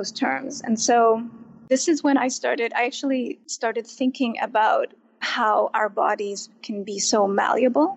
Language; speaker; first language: English; non-native, fluent; Arabic